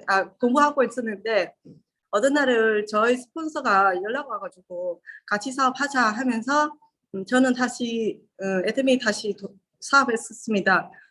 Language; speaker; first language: Korean; non-native, learner; Vietnamese